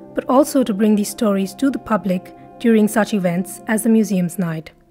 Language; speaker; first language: English; non-native, local second language; Marathi